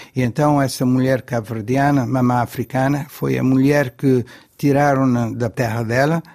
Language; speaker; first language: Portuguese; non-native, local second language; Kabuverdianu